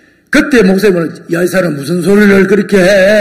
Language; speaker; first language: Korean; native; Korean